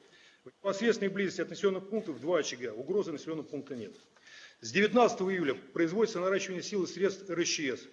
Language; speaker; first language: Russian; native; Russian